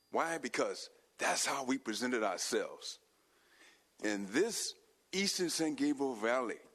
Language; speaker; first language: English; native; English